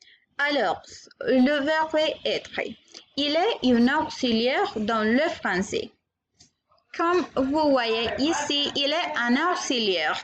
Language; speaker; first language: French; non-native, learner; Spanish